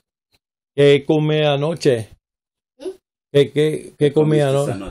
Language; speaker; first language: Spanish; non-native, learner; English